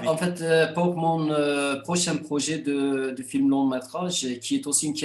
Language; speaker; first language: French; non-native, fluent; Kurdish